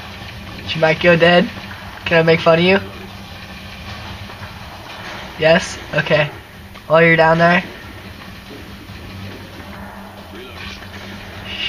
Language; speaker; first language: English; native; English